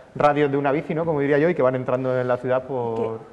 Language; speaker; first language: Spanish; native; Spanish